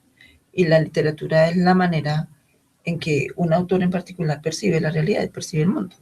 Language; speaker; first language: Spanish; native; Spanish